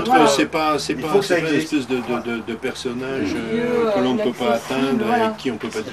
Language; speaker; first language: French; native; French